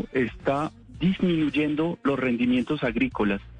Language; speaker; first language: Spanish; non-native, fluent; French